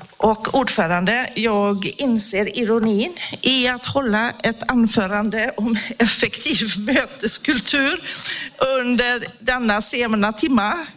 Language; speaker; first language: Swedish; native; Swedish